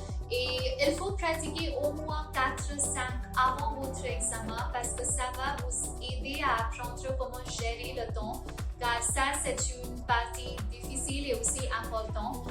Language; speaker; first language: French; non-native, fluent; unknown